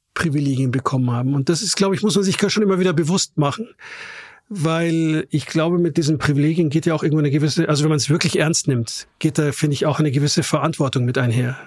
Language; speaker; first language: German; native; German